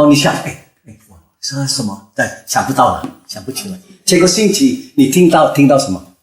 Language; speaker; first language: Chinese; early bilingual, heritage; Chinese